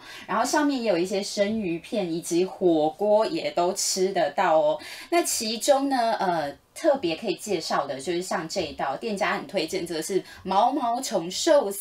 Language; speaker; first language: Chinese; native; Chinese